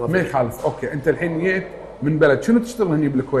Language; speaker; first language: Arabic; native; Arabic